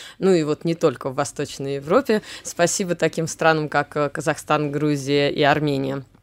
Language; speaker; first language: Russian; native; Russian